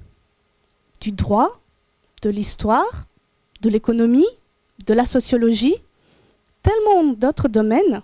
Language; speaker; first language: French; non-native, fluent; Romanian